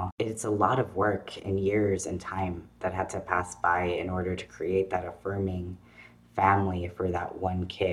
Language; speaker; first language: English; native; English